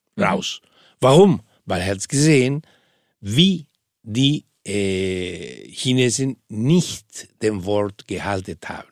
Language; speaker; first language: German; non-native, fluent; Spanish